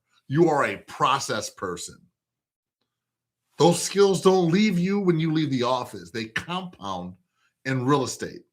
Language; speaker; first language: English; native; English